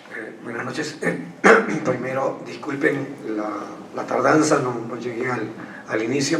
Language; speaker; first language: Spanish; native; Spanish